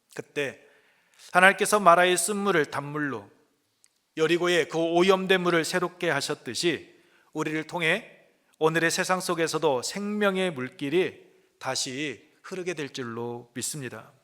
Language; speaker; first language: Korean; native; Korean